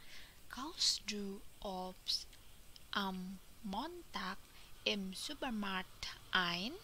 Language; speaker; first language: German; non-native, fluent; Indonesian